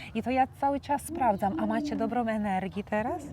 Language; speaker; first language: Polish; non-native, learner; Romanian